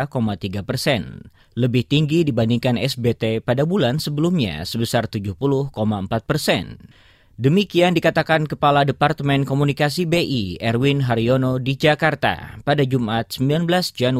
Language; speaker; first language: Indonesian; native; Indonesian